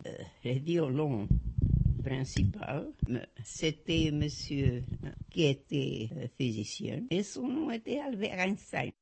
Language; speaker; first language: French; non-native, fluent; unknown